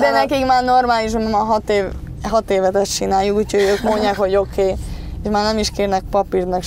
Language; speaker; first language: Hungarian; early bilingual, heritage; Spanish